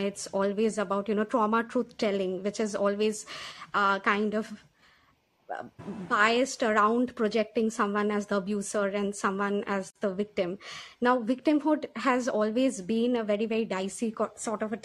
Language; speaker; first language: English; non-native, local second language; Bangla